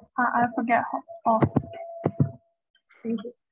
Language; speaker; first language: English; non-native, fluent; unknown